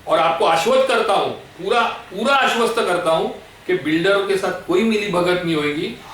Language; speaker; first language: Hindi; non-native, local second language; Marathi